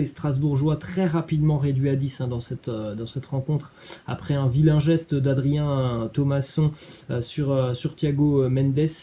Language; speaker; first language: French; native; French